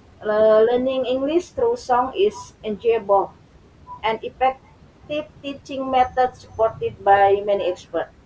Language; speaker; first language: English; non-native, learner; Indonesian